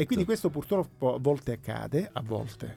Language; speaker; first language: Italian; native; Italian